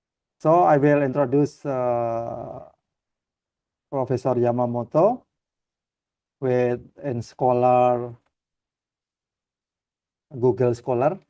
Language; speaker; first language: English; non-native, learner; Indonesian